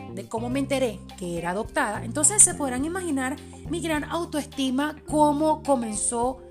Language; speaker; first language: Spanish; early bilingual, other home language; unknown